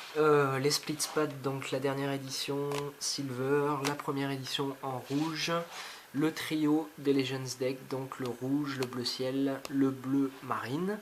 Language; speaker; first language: French; native; French